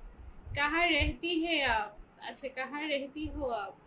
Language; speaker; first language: Hindi; non-native, learner; Bangla